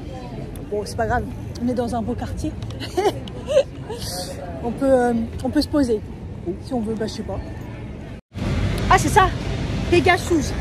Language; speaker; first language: French; native; French